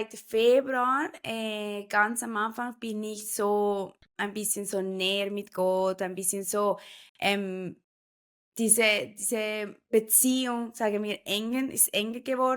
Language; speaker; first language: German; non-native, fluent; Spanish